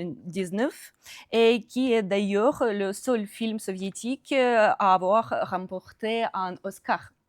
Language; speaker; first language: French; non-native, fluent; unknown